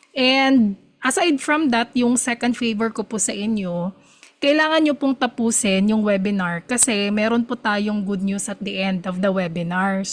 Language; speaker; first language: Filipino; non-native, local second language; Cebuano